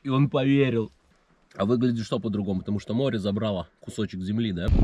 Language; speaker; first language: Russian; native; Russian